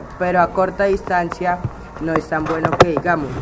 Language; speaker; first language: Spanish; native; Spanish